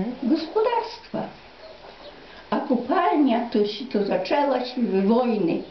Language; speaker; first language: Polish; non-native, local second language; Ukrainian